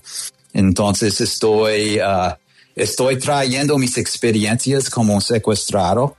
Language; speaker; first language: Spanish; non-native, fluent; English